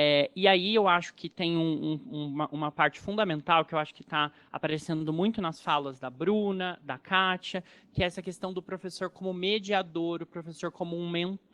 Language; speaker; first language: Portuguese; native; Portuguese